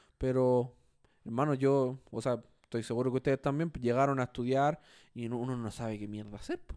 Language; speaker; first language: Spanish; native; Spanish